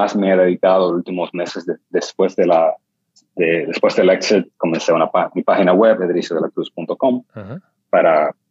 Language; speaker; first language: Spanish; native; Spanish